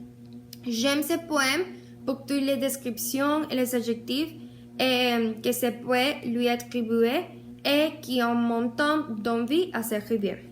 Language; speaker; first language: French; non-native, learner; Spanish